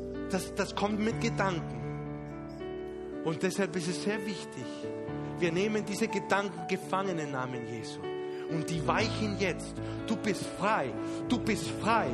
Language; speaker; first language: German; non-native, fluent; Spanish